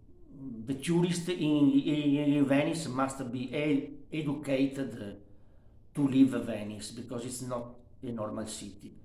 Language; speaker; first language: English; non-native, learner; Italian